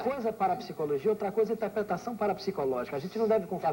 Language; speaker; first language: Portuguese; native; Portuguese